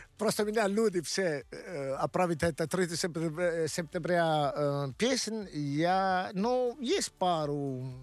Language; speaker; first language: Russian; non-native, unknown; Italian